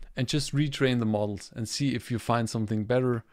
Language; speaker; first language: English; non-native, fluent; German